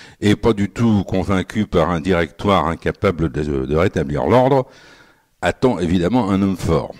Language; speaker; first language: French; native; French